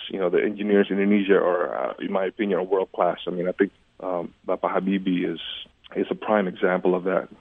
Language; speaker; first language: English; early bilingual, other home language; Indonesian